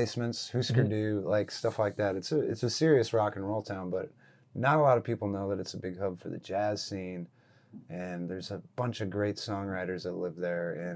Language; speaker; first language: English; native; English